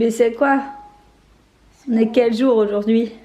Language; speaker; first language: French; native; French